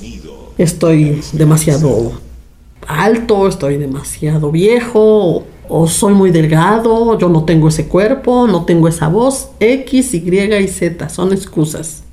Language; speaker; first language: Spanish; native; Spanish